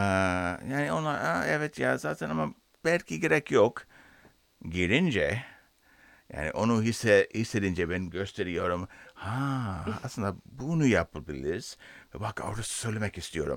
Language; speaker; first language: Turkish; non-native, learner; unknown